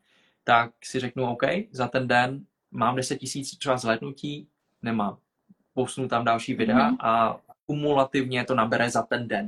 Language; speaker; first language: Czech; early bilingual, other home language; Vietnamese